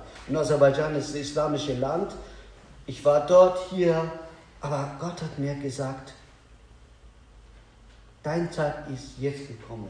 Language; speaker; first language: German; non-native, learner; Azerbaijani